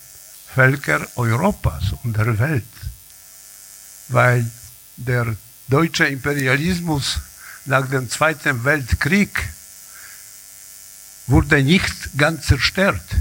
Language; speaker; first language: German; non-native, learner; Polish